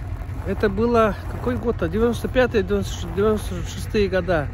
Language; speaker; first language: Russian; native; Russian